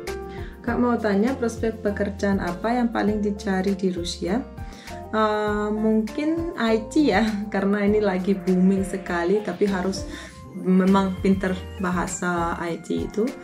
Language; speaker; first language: Indonesian; non-native, fluent; Russian